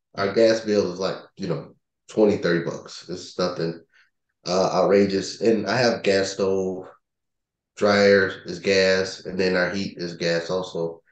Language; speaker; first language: English; native; English